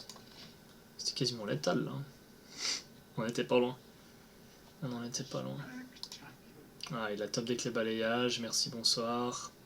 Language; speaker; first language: French; native; French